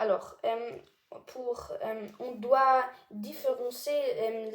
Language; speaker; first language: French; non-native, learner; German